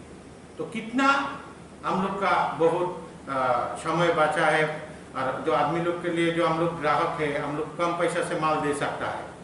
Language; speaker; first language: Hindi; non-native, local second language; Bangla